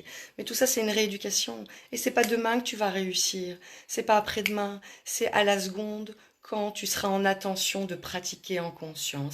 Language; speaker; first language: French; native; French